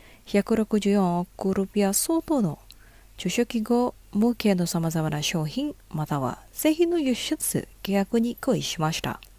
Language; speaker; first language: Japanese; non-native, fluent; Indonesian